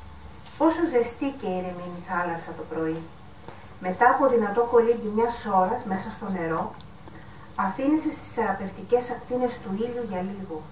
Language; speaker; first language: Greek; native; Greek